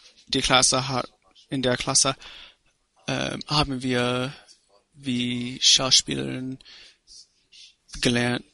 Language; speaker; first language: German; non-native, learner; English